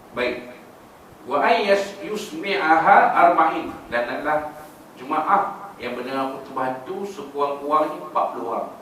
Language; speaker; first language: Malay; native; Malay